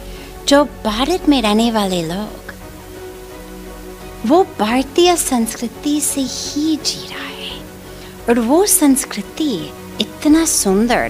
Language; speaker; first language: Hindi; non-native, fluent; English